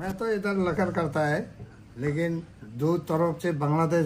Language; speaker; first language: Hindi; non-native, local second language; Bangla